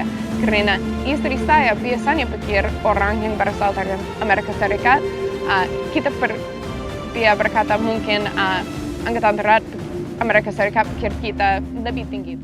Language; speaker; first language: Indonesian; non-native, fluent; English